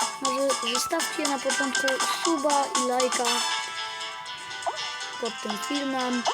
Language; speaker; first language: Polish; native; Polish